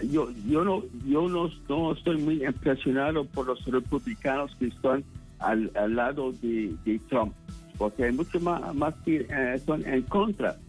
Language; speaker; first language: Spanish; non-native, fluent; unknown